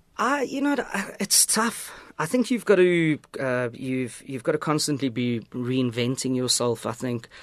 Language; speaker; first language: English; native; English